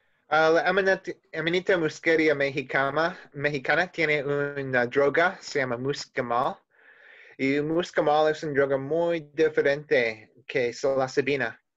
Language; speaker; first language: Spanish; non-native, learner; English